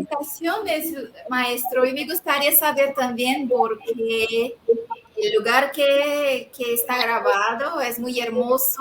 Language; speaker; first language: Spanish; non-native, fluent; Portuguese